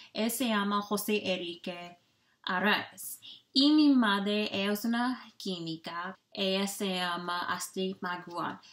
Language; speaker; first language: Spanish; non-native, learner; English